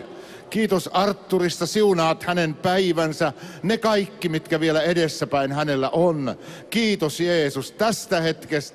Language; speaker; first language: Finnish; native; Finnish